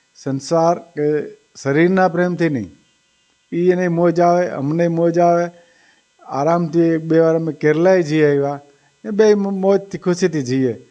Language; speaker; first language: Gujarati; native; Gujarati